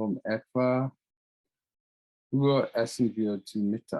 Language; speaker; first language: German; non-native, fluent; English